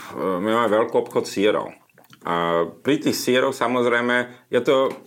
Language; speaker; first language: Slovak; non-native, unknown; German